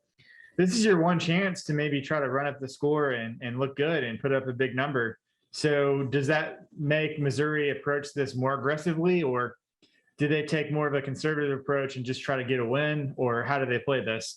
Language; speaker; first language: English; native; English